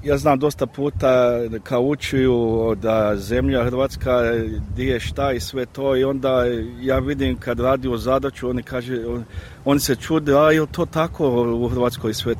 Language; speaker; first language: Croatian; early bilingual, heritage; English